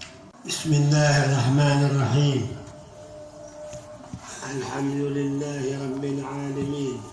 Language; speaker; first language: Arabic; non-native, fluent; Indonesian